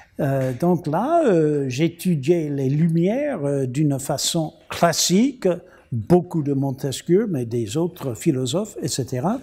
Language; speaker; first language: French; non-native, fluent; English